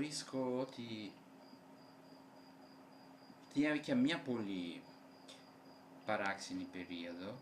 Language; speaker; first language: Greek; non-native, fluent; Italian